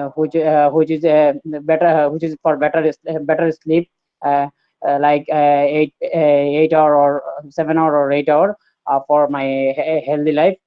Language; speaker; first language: English; non-native, learner; Bangla